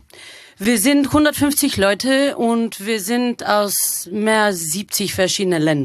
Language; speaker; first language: German; non-native, fluent; Bulgarian